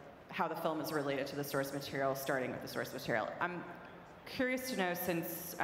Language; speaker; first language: English; native; English